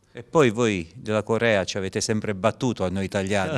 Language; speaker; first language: Italian; native; Italian